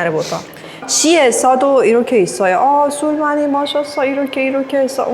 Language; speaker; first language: Korean; non-native, learner; Persian